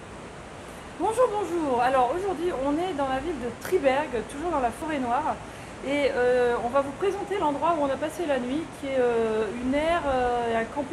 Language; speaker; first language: French; native; French